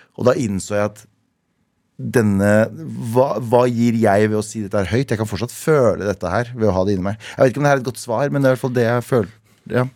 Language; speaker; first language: Norwegian; early bilingual, other home language; Kurdish